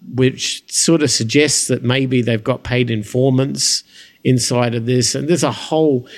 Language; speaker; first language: English; native; English